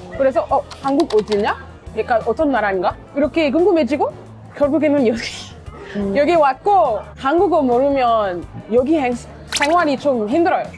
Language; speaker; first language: Korean; non-native, fluent; French